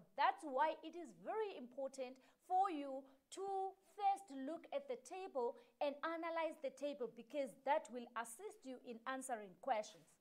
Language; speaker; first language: English; non-native, local second language; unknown